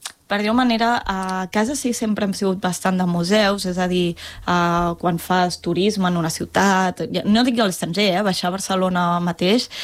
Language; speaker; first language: Catalan; native; Catalan